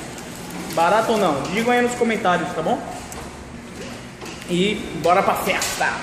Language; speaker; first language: Portuguese; native; Portuguese